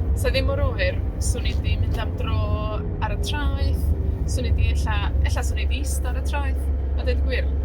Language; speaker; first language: Welsh; non-native, learner; Spanish